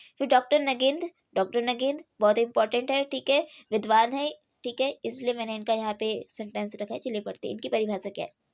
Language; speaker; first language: Hindi; native; Hindi